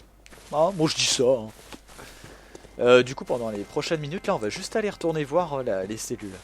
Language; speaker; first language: French; native; French